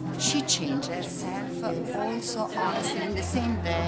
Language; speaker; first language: English; non-native, fluent; Italian